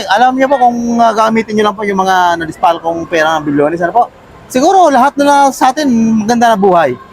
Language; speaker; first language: Filipino; native; Filipino